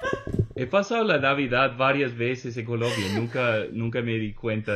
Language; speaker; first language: Spanish; non-native, fluent; English